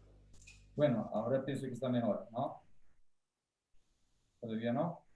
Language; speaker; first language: Spanish; non-native, learner; Portuguese